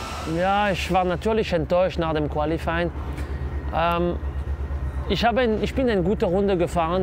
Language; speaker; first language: German; non-native, local second language; French